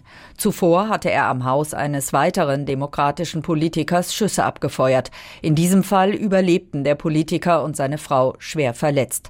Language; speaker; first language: German; native; German